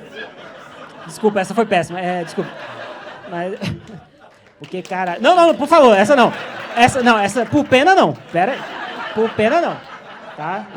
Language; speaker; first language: Portuguese; native; Portuguese